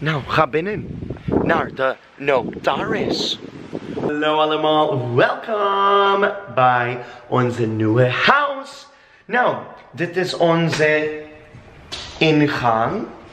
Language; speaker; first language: Dutch; non-native, learner; English